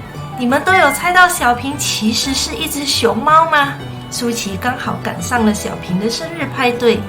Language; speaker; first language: Chinese; native; Chinese